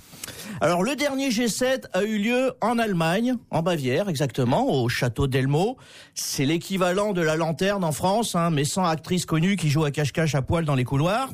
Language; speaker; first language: French; native; French